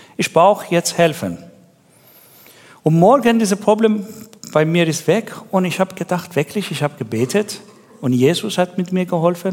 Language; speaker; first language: German; non-native, learner; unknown